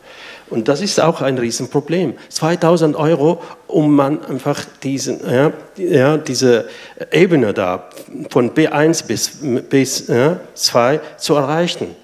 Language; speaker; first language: German; non-native, fluent; Arabic